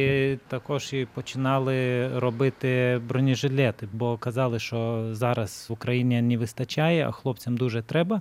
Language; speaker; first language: Ukrainian; non-native, learner; Lithuanian